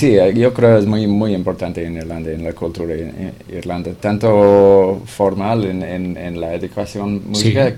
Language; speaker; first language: Spanish; non-native, fluent; English